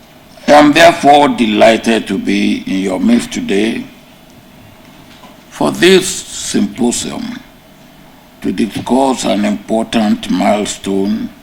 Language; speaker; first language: English; non-native, local second language; Yoruba